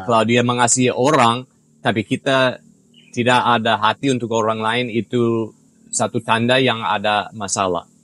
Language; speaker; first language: Indonesian; non-native, fluent; English